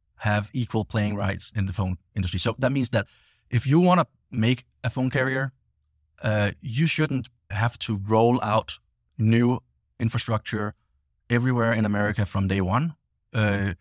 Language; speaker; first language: English; non-native, fluent; Danish